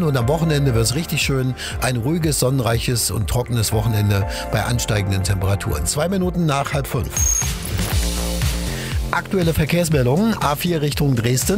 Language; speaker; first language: German; native; German